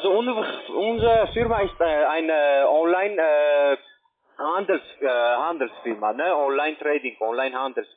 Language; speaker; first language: German; non-native, learner; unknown